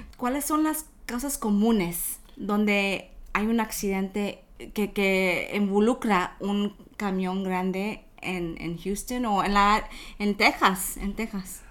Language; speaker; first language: Spanish; early bilingual, heritage; Spanish